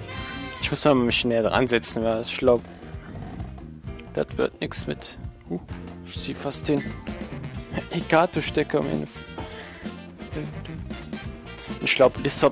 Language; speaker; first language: German; native; German